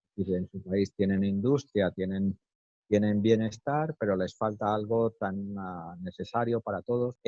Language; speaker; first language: Spanish; native; Spanish